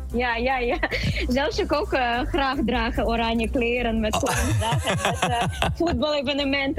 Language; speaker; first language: Dutch; non-native, fluent; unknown